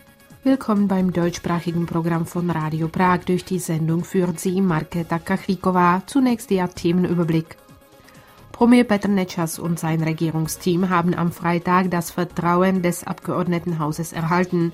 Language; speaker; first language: German; non-native, fluent; Czech